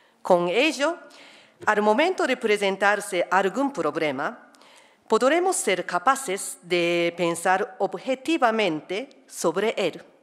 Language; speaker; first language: Spanish; non-native, fluent; Japanese